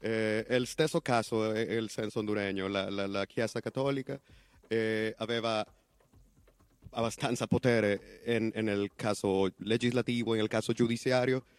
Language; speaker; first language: Italian; non-native, learner; Spanish